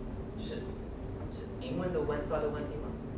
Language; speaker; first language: Chinese; non-native, learner; English